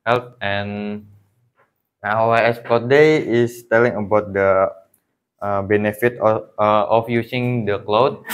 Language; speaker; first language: English; non-native, learner; Indonesian